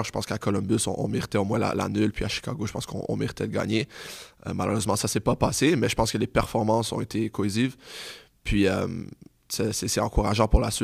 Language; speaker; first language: French; native; French